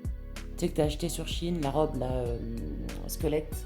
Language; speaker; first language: French; native; French